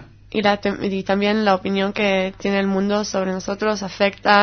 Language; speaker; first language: Spanish; non-native, fluent; Hebrew